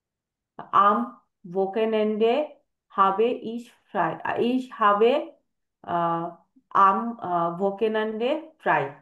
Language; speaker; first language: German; non-native, learner; Bangla